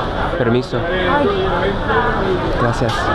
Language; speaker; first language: Spanish; non-native, fluent; English